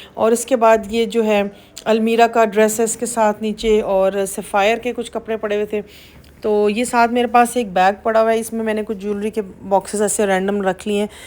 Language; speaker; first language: Urdu; native; Urdu